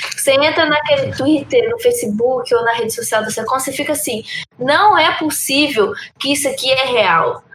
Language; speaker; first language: Portuguese; early bilingual, heritage; Portuguese